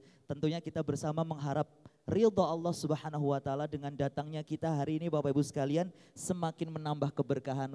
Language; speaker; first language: Indonesian; native; Indonesian